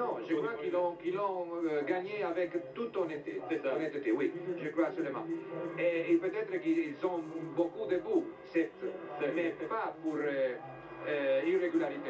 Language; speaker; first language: French; non-native, fluent; Italian